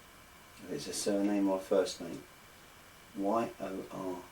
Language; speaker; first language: English; native; English